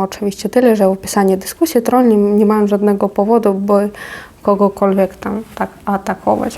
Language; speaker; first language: Polish; non-native, fluent; Ukrainian